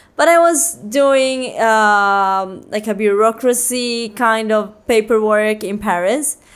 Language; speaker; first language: English; non-native, fluent; Spanish